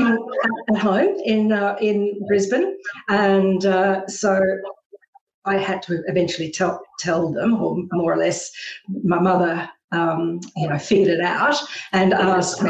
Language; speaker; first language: English; native; English